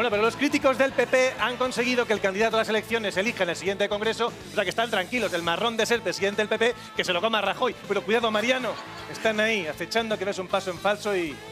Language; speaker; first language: Spanish; native; Spanish